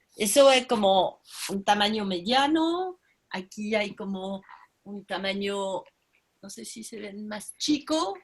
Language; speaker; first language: Spanish; non-native, fluent; French